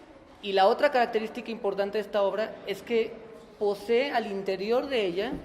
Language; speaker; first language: Spanish; native; Spanish